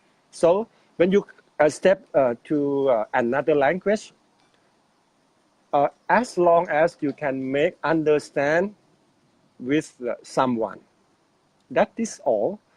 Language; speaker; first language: English; non-native, fluent; Thai